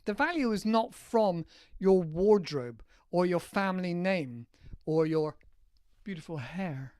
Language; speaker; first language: English; native; English